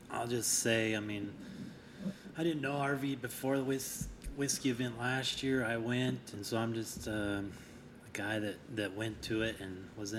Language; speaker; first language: English; native; English